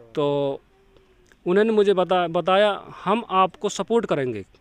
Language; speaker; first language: Hindi; native; Hindi